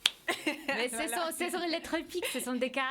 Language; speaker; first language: French; non-native, fluent; Polish